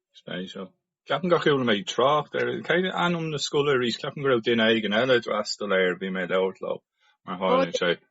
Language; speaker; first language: Irish; non-native, local second language; English